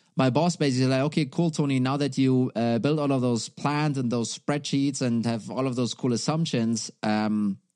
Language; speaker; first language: English; non-native, fluent; German